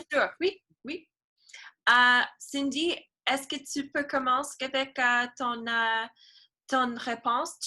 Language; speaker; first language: French; non-native, learner; English